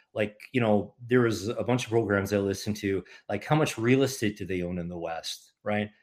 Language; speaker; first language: English; non-native, fluent; Ukrainian